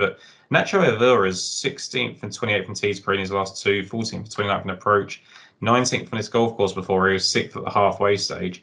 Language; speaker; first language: English; native; English